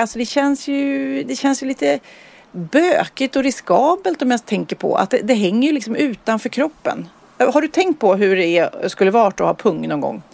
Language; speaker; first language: Swedish; native; Swedish